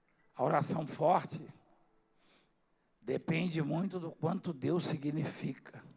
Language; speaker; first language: Portuguese; native; Portuguese